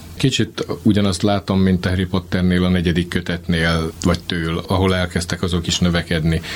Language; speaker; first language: Hungarian; native; Hungarian